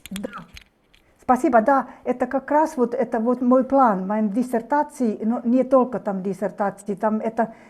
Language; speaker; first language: Russian; non-native, fluent; Finnish